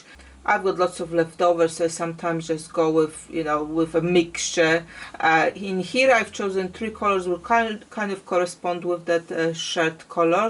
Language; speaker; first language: English; non-native, fluent; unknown